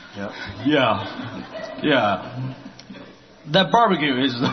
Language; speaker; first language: English; non-native, learner; Chinese